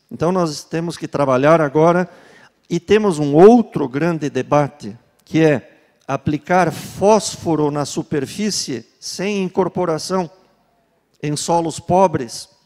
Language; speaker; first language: Portuguese; native; Portuguese